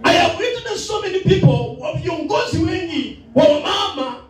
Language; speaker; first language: English; non-native, local second language; Swahili